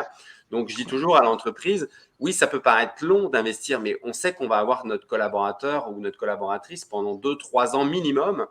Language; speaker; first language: French; native; French